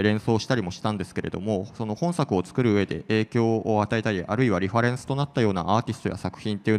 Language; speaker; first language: Japanese; native; Japanese